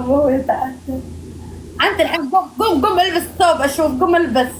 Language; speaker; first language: Arabic; native; Arabic